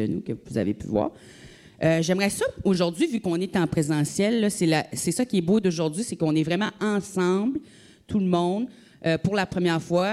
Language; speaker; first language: French; native; French